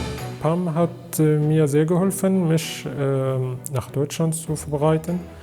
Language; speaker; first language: German; non-native, learner; Arabic